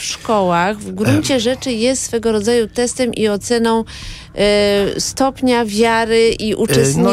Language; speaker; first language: Polish; native; Polish